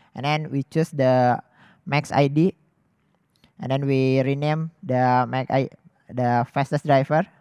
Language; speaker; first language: English; non-native, fluent; Indonesian